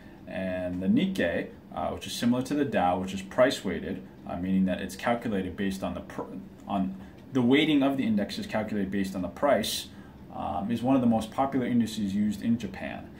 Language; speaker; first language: English; early bilingual, other home language; Japanese